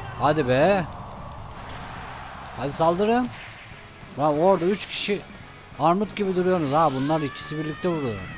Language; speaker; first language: Turkish; native; Turkish